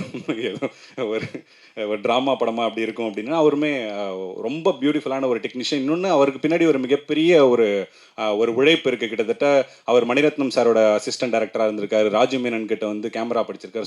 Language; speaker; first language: Tamil; native; Tamil